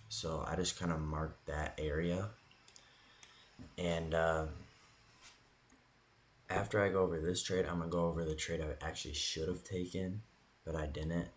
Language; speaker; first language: English; native; English